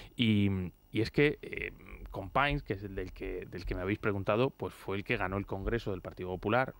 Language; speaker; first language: Spanish; native; Spanish